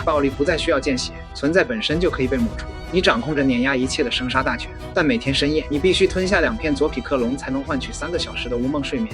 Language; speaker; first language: Chinese; native; Chinese